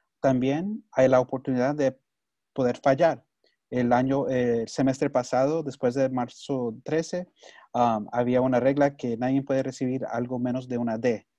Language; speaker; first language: Spanish; early bilingual, heritage; Spanish